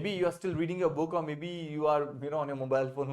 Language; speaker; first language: English; non-native, local second language; Hindi